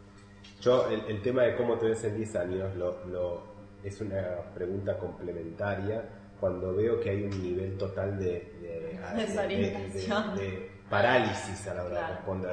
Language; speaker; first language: Spanish; native; Spanish